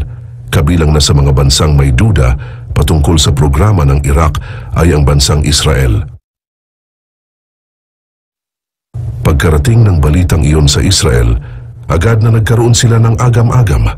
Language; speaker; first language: Filipino; native; Filipino